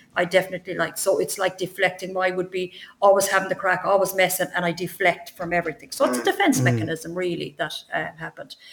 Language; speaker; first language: English; native; English